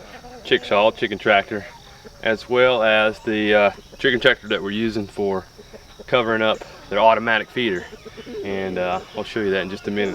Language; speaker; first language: English; native; English